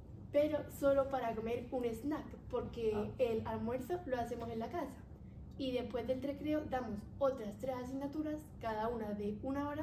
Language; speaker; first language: Spanish; native; Spanish